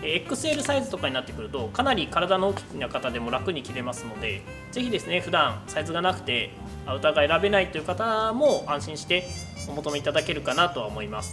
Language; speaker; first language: Japanese; native; Japanese